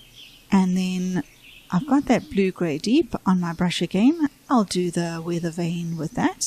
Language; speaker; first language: English; native; English